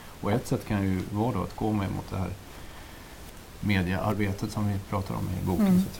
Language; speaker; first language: Swedish; native; Swedish